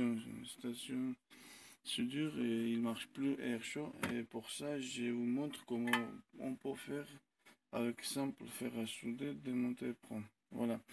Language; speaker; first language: French; non-native, learner; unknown